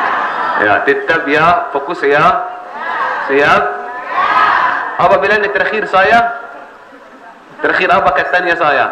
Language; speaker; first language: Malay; non-native, learner; Arabic